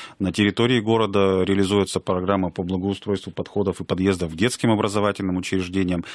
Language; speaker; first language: Russian; native; Russian